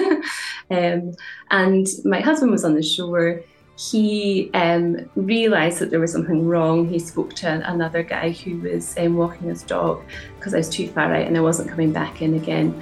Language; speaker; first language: English; native; English